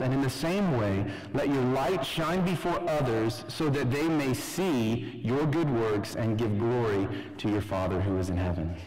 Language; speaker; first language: English; native; English